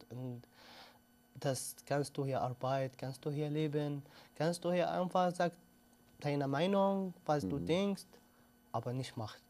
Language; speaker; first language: German; non-native, learner; Arabic